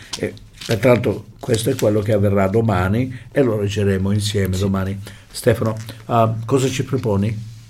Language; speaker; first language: Italian; native; Italian